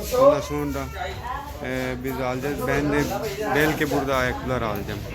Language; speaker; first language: Turkish; non-native, learner; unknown